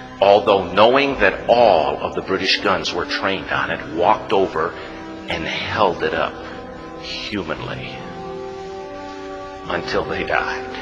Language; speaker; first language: English; native; English